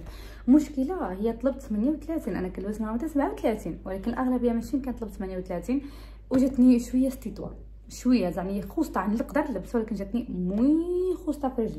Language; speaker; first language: Arabic; early bilingual, heritage; Arabic